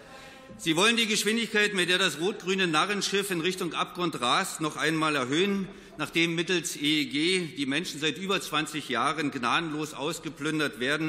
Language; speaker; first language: German; native; German